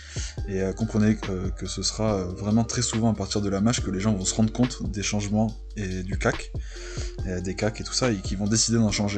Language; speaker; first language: French; native; French